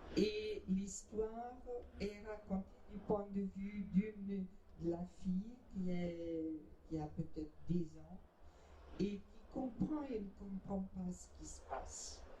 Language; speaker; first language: French; non-native, fluent; Portuguese